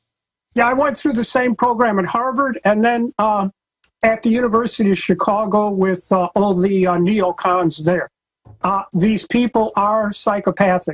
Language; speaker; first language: English; native; English